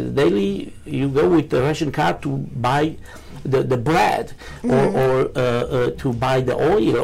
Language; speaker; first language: English; non-native, learner; Romanian